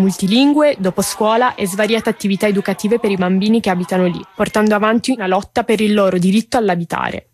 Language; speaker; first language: Italian; native; Italian